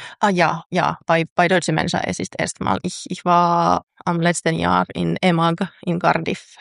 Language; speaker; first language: German; non-native, learner; Finnish